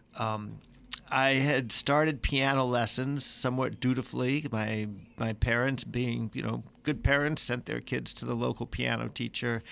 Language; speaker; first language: English; native; English